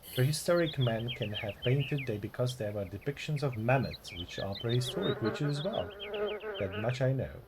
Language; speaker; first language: English; non-native, fluent; Slovak